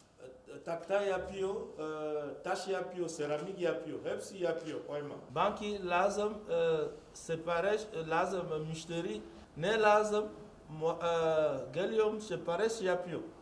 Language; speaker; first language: Turkish; non-native, learner; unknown